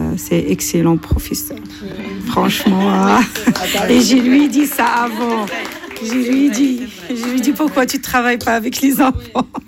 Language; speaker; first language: French; non-native, learner; Arabic